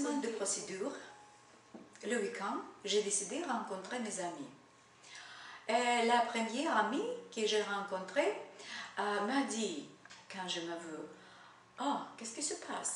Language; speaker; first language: French; non-native, learner; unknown